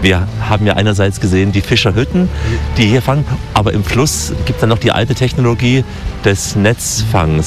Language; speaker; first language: German; native; German